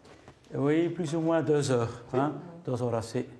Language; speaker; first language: French; early bilingual, heritage; Spanish